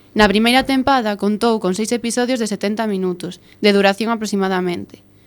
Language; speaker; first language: Galician; non-native, local second language; Spanish